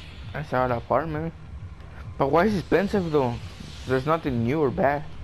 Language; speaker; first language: English; early bilingual, other home language; Spanish